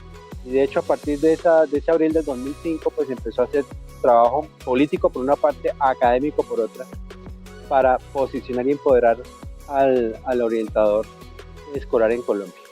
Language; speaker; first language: Spanish; native; Spanish